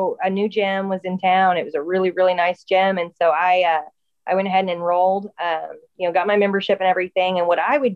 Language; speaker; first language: English; native; English